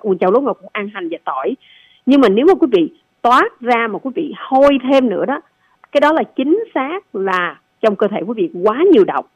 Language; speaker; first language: Vietnamese; native; Vietnamese